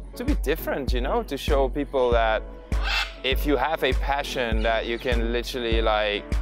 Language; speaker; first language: English; non-native, fluent; Limburgish